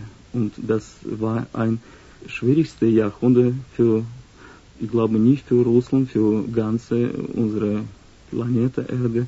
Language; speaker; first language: German; non-native, learner; Russian